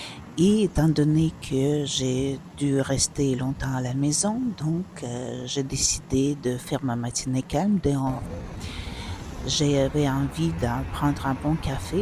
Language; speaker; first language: French; non-native, fluent; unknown